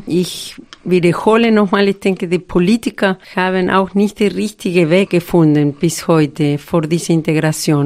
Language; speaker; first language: German; non-native, fluent; Spanish